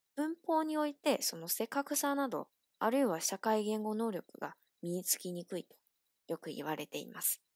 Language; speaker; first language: Japanese; non-native, fluent; Chinese